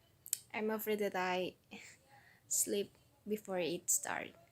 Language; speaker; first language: English; non-native, learner; Indonesian